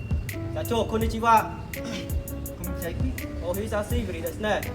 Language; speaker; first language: Japanese; non-native, learner; Khmer